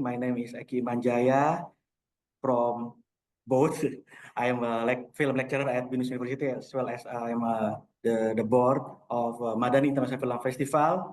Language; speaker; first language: English; non-native, local second language; Indonesian